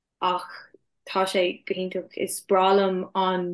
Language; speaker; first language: Irish; non-native, local second language; English